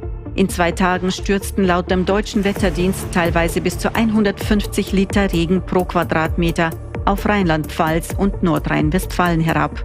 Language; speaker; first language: German; native; German